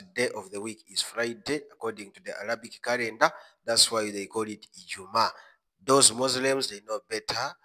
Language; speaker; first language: English; non-native, local second language; Swahili